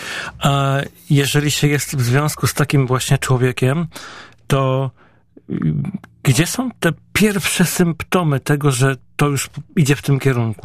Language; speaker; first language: Polish; native; Polish